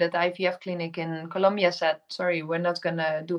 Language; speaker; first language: English; non-native, fluent; Dutch